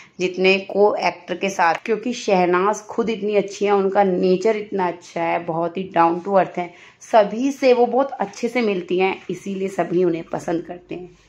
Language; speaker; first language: Hindi; native; Hindi